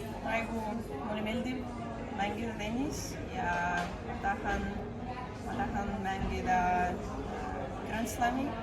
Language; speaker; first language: Estonian; non-native, learner; Russian